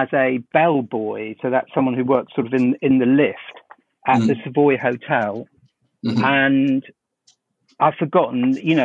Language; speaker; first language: English; native; English